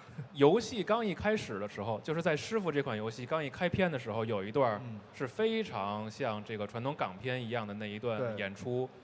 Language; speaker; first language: Chinese; native; Chinese